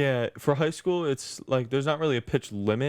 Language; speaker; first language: English; native; English